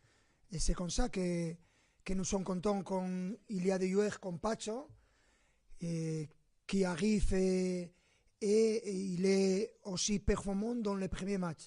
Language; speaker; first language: French; non-native, fluent; Spanish